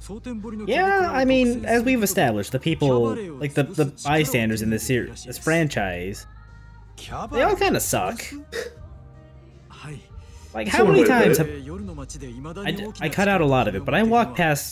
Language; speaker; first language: English; native; English